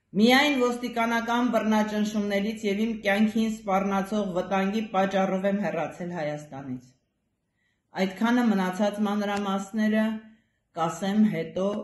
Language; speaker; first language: Armenian; native; Armenian